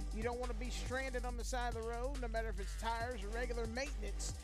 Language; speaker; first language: English; native; English